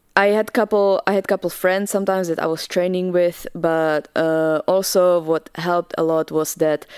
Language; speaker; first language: English; non-native, fluent; Czech